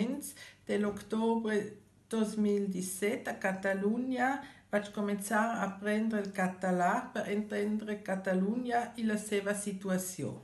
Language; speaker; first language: Catalan; non-native, fluent; German